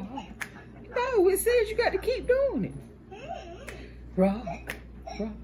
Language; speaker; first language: English; native; English